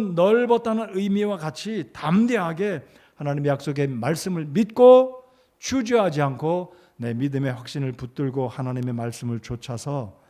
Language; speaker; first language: Korean; native; Korean